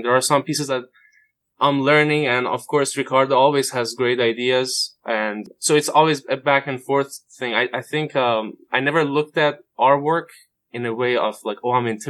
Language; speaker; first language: English; non-native, fluent; Persian